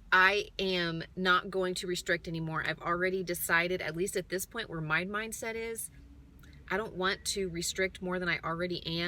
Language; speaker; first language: English; native; English